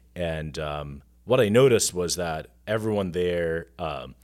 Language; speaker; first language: English; non-native, fluent; Arabic